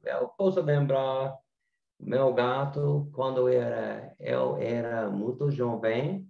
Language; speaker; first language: Portuguese; non-native, learner; English